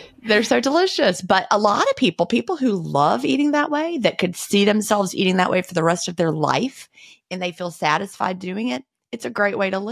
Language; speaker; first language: English; native; English